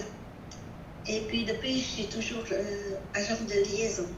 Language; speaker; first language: French; non-native, local second language; Vietnamese